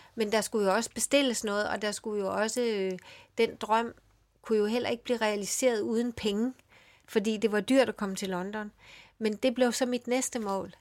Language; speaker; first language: Danish; early bilingual, other home language; Swedish